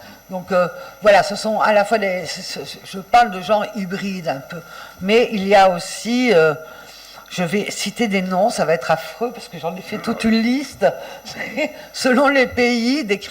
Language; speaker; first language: French; native; French